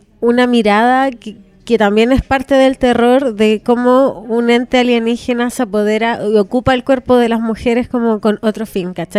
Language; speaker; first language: Spanish; native; Spanish